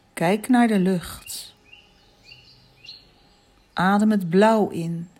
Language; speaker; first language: Dutch; native; Dutch